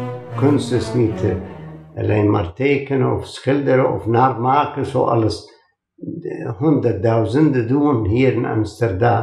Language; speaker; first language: Dutch; non-native, fluent; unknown